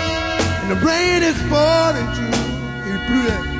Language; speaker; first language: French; non-native, learner; English